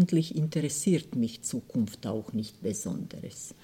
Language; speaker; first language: German; non-native, fluent; Croatian